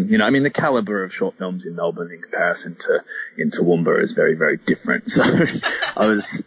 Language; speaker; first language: English; native; English